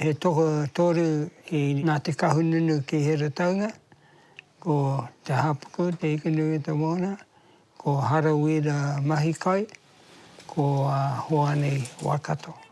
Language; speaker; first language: Māori; non-native, local second language; English